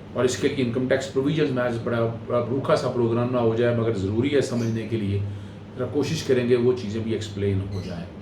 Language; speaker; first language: Urdu; non-native, local second language; Punjabi